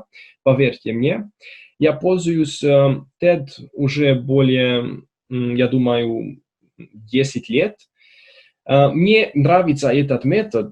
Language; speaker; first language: Russian; non-native, learner; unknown